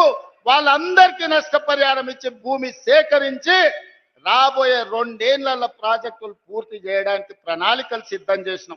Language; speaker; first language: Telugu; native; Telugu